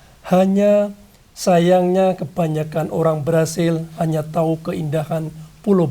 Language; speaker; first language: Indonesian; non-native, local second language; Javanese